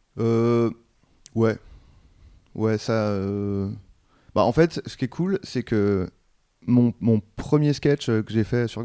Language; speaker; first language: French; native; French